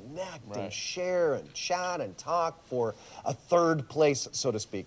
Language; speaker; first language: English; early bilingual, other home language; Swiss German